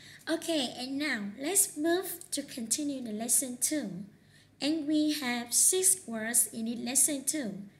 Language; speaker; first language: English; non-native, learner; Vietnamese